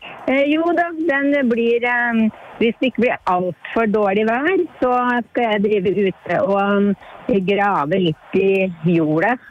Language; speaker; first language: Norwegian; native; Norwegian